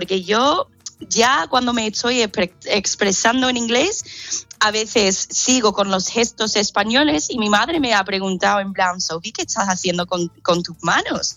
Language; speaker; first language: Spanish; non-native, fluent; English